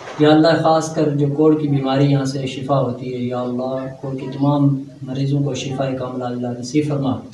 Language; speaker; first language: Urdu; non-native, local second language; Pahari-Potwari